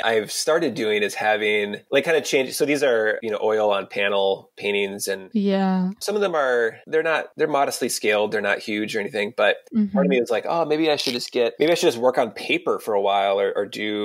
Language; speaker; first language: English; native; English